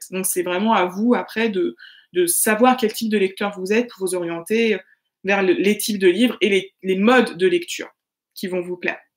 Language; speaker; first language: French; native; French